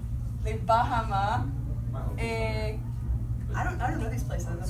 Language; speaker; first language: French; non-native, fluent; English